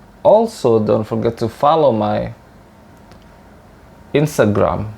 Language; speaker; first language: English; non-native, learner; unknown